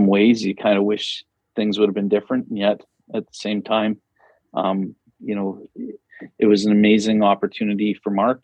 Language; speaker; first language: English; native; English